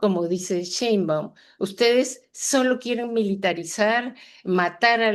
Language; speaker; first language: Spanish; native; Spanish